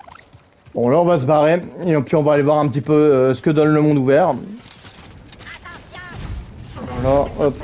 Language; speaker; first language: French; native; French